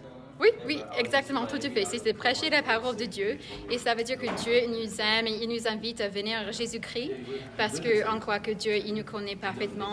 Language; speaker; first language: French; non-native, fluent; English